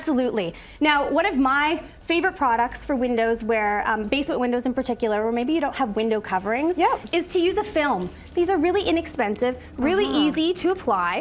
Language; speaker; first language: English; native; English